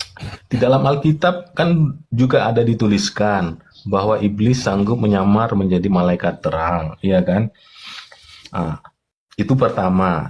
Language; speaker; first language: Indonesian; native; Indonesian